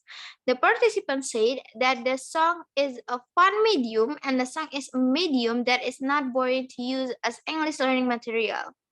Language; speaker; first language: English; non-native, learner; Indonesian